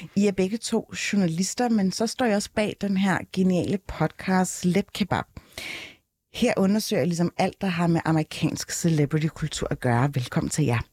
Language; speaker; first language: Danish; early bilingual, other home language; Arabic